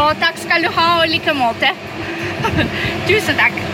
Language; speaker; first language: Norwegian; non-native, learner; Polish